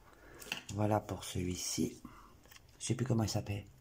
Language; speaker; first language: French; native; French